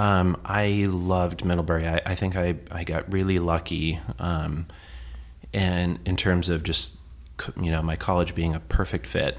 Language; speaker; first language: English; native; English